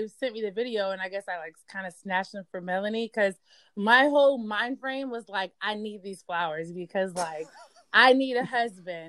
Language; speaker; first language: English; native; English